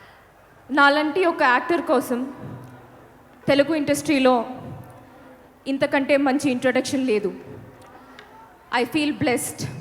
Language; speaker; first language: Telugu; non-native, learner; Malayalam